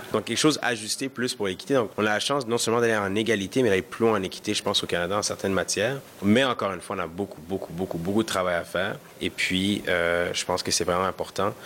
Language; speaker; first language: French; early bilingual, other home language; Kinyarwanda